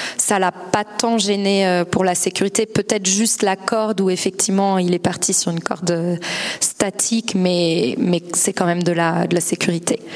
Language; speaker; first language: French; native; French